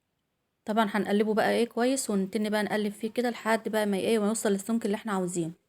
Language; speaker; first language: Arabic; native; Arabic